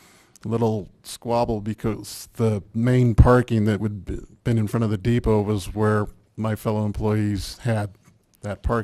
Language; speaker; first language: English; native; English